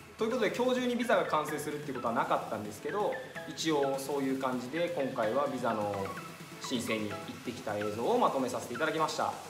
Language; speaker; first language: Japanese; native; Japanese